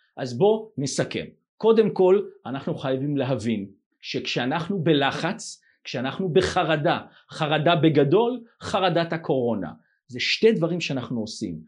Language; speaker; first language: Hebrew; non-native, fluent; English